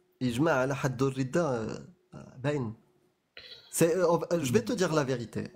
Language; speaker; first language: French; early bilingual, other home language; Arabic